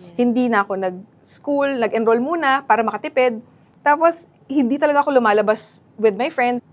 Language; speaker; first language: Filipino; non-native, local second language; Cebuano